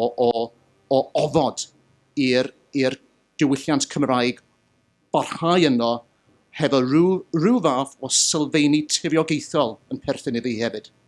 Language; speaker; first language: Welsh; native; Welsh